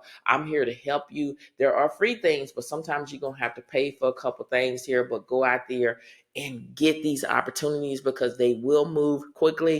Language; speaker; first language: English; native; English